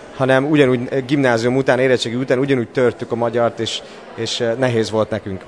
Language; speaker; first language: Hungarian; non-native, fluent; English